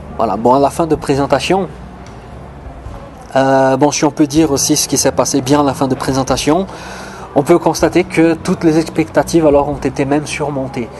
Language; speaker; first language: French; non-native, fluent; Portuguese